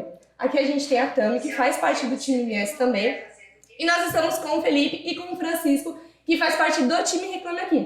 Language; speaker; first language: Portuguese; native; Portuguese